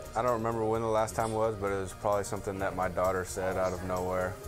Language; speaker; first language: English; native; English